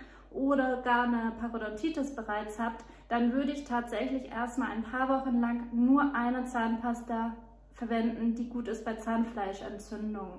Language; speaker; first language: German; native; German